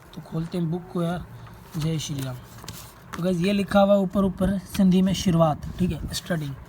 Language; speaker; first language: Urdu; non-native, local second language; Sindhi